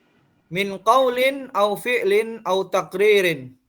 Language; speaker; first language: Arabic; non-native, fluent; Indonesian